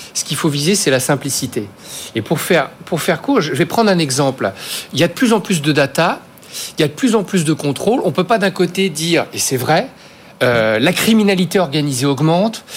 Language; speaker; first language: French; native; French